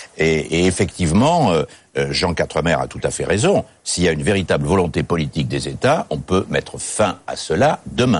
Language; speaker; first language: French; native; French